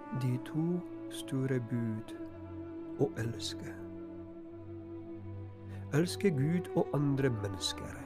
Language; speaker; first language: Norwegian; non-native, fluent; Polish